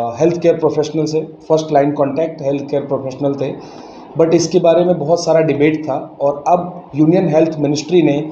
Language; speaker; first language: Hindi; non-native, local second language; Gujarati